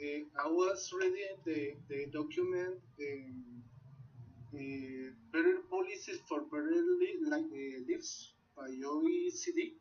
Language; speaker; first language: English; non-native, learner; Spanish